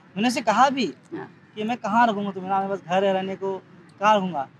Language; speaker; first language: Hindi; native; Hindi